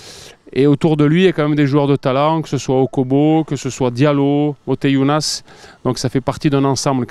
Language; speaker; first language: French; native; French